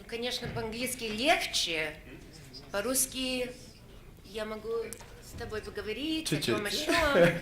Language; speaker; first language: Russian; early bilingual, heritage; Russian